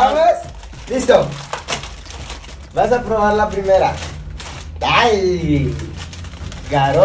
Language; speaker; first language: Spanish; native; Spanish